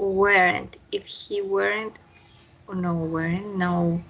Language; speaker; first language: English; non-native, learner; Spanish